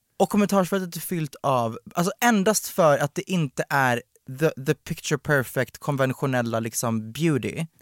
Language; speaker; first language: Swedish; native; Swedish